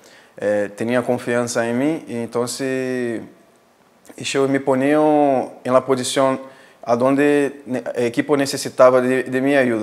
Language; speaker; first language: Spanish; non-native, fluent; Portuguese